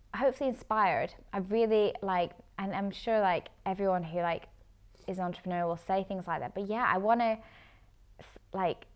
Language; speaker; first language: English; native; English